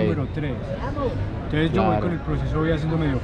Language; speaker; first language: Spanish; native; Spanish